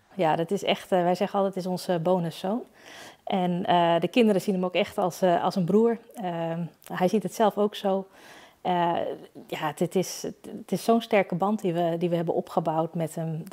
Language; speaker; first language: Dutch; native; Dutch